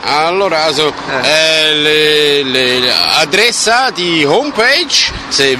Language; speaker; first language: Italian; non-native, learner; German